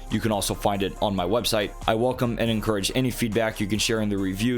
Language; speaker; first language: English; native; English